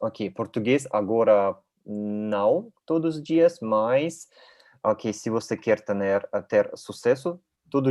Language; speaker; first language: Portuguese; non-native, learner; Russian